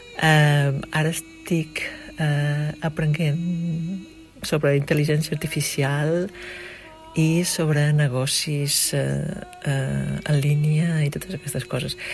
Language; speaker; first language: Catalan; native; Catalan